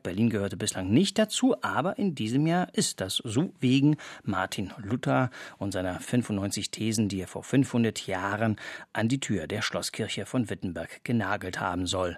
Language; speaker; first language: German; native; German